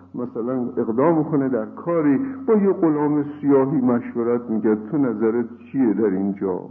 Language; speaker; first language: Persian; native; Persian